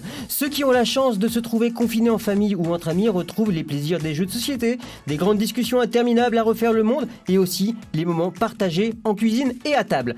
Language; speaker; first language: French; native; French